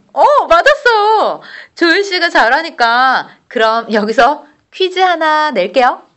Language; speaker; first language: Korean; native; Korean